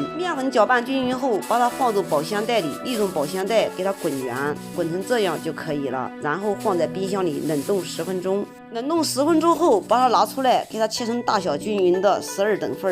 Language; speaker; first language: Chinese; native; Chinese